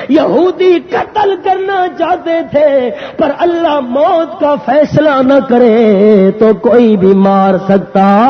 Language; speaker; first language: Urdu; non-native, local second language; Pashto